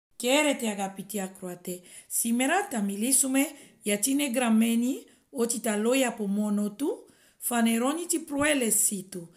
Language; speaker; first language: Greek; non-native, fluent; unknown